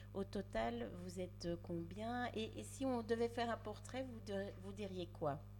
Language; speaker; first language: French; native; French